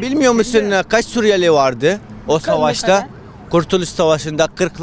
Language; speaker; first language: Turkish; non-native, fluent; Arabic